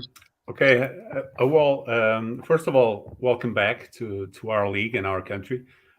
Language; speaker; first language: English; non-native, fluent; Portuguese